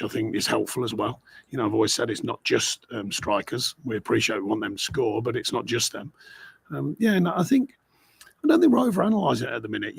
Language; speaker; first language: English; native; English